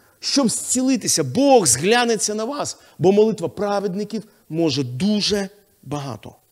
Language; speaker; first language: Ukrainian; non-native, local second language; Russian